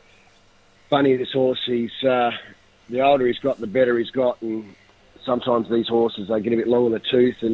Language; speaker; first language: English; native; English